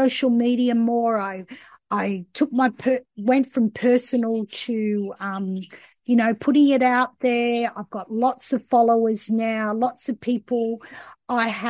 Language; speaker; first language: English; native; English